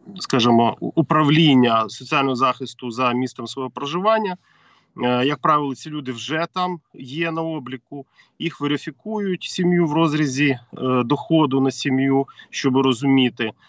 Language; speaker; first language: Ukrainian; native; Ukrainian